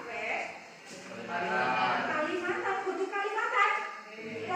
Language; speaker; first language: English; non-native, learner; Indonesian